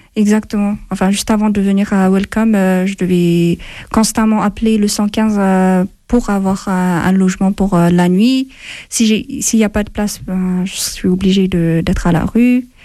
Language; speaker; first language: French; non-native, fluent; Amharic